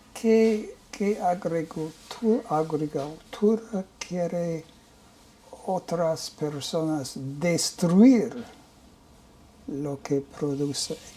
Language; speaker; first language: Spanish; non-native, learner; English